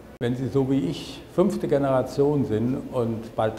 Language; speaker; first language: German; non-native, fluent; English